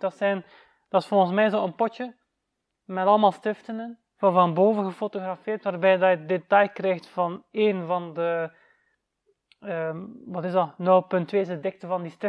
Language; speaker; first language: Dutch; native; Dutch